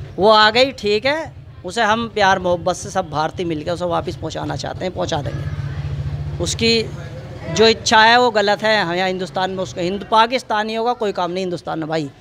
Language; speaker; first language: Hindi; native; Hindi